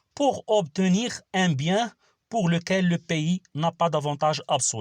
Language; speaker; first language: French; non-native, local second language; Arabic